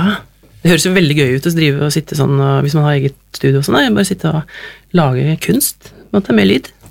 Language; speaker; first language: Norwegian; native; Norwegian